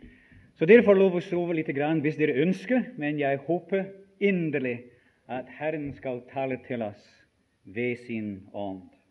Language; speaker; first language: Norwegian; non-native, fluent; English